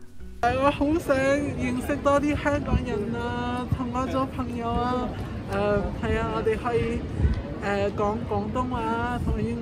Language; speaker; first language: Cantonese; non-native, fluent; English